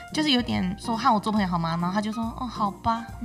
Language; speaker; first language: Chinese; native; Chinese